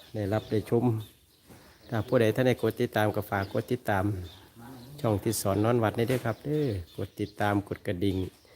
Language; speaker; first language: Thai; native; Thai